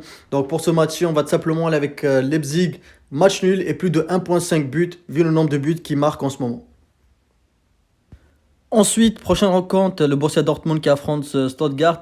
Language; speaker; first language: French; native; French